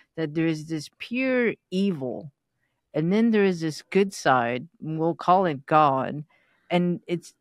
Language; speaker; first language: English; non-native, fluent; Persian